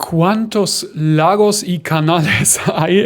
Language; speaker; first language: Spanish; non-native, fluent; German